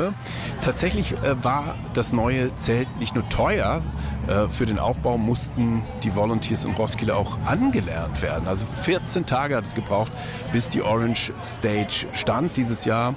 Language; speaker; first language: German; native; German